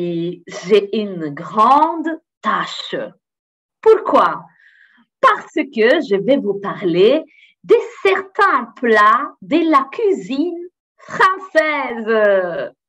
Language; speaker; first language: French; non-native, fluent; Italian